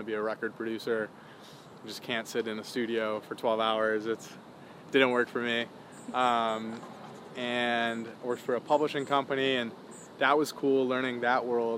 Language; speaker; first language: English; native; English